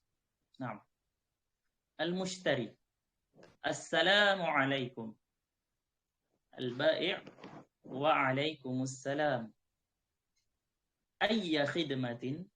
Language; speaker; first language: Arabic; non-native, fluent; Indonesian